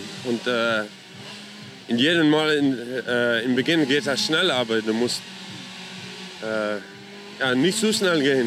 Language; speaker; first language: German; non-native, learner; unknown